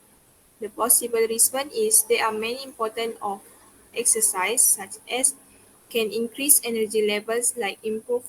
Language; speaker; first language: English; non-native, local second language; Malay